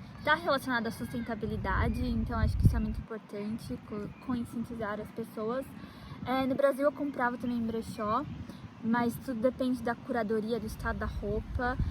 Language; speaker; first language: Portuguese; native; Portuguese